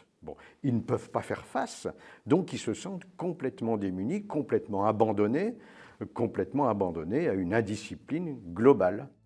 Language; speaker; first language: French; native; French